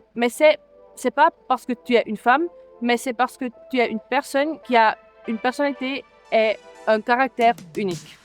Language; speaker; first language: French; non-native, local second language; German